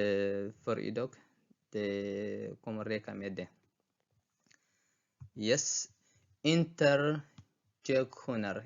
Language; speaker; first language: Swedish; non-native, fluent; Tigrinya